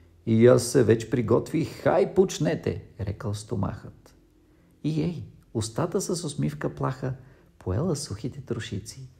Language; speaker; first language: Bulgarian; native; Bulgarian